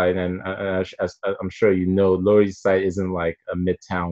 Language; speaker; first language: English; non-native, local second language; Igbo